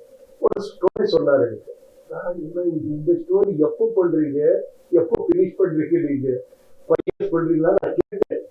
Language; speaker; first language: Tamil; non-native, learner; Kannada